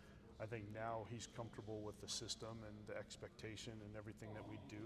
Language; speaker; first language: English; native; English